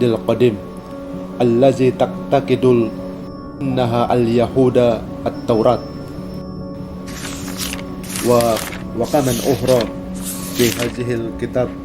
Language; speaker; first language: Arabic; non-native, learner; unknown